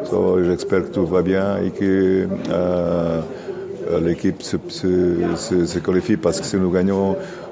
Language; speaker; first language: French; non-native, learner; Catalan